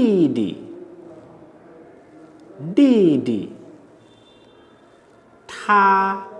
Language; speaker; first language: Chinese; non-native, fluent; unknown